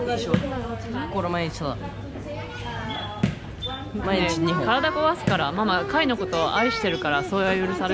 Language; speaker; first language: Japanese; early bilingual, heritage; Japanese